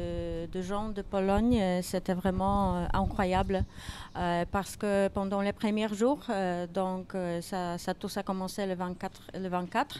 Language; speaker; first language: French; non-native, fluent; Polish